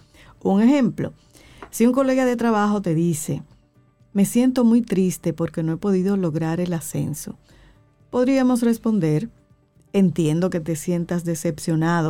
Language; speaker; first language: Spanish; native; Spanish